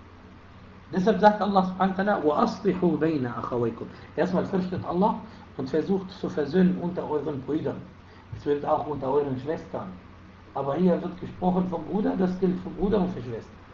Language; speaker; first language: German; non-native, fluent; Arabic